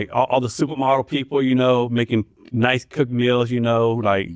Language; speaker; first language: English; native; English